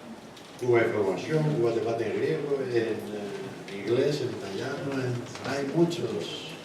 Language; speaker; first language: Spanish; non-native, learner; Greek